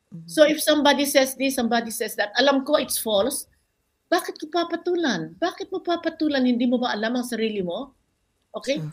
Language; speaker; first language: Filipino; non-native, local second language; Bikol